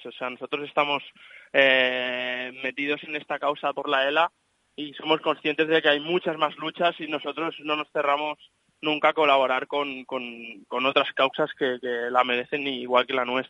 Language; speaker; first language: Spanish; native; Spanish